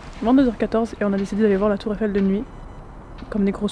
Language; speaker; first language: French; native; French